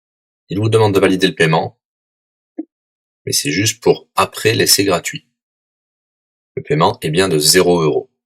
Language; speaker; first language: French; native; French